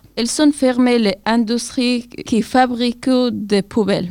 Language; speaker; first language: French; non-native, learner; Persian